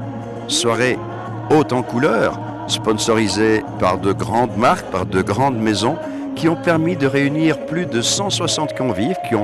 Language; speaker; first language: French; native; French